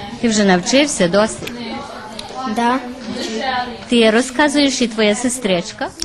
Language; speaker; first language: Ukrainian; early bilingual, heritage; Ukrainian